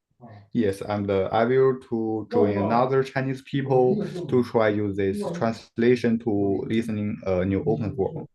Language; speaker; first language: English; non-native, learner; Chinese